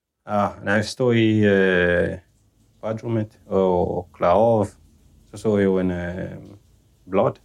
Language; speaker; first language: Swedish; non-native, fluent; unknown